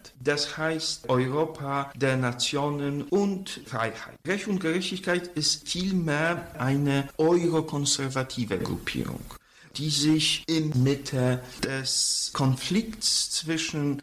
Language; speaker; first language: German; non-native, fluent; Polish